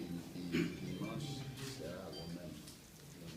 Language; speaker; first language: Spanish; non-native, fluent; English